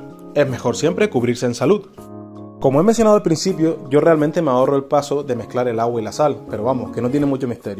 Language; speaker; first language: Spanish; native; Spanish